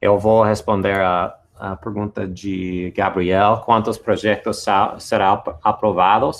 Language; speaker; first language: Portuguese; non-native, fluent; English